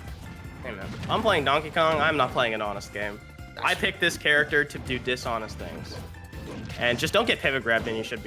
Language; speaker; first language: English; native; English